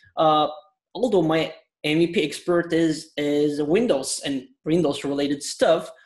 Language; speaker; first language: English; non-native, fluent; Turkish